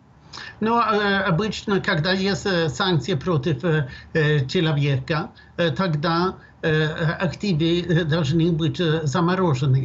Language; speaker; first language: Russian; non-native, fluent; Swedish